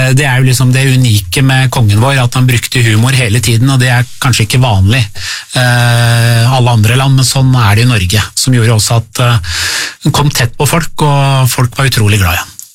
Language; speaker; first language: Norwegian; early bilingual, other home language; Persian